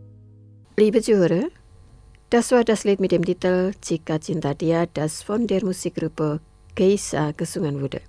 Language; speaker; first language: German; non-native, fluent; Indonesian